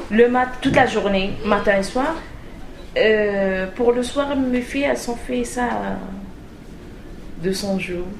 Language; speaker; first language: French; non-native, learner; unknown